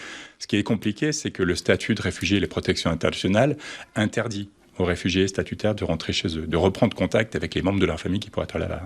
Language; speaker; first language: French; native; French